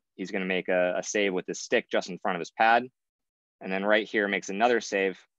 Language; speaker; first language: English; native; English